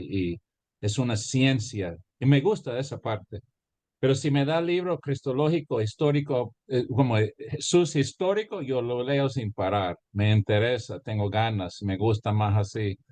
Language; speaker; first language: Spanish; early bilingual, heritage; Spanish